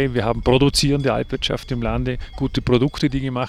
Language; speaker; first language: German; native; German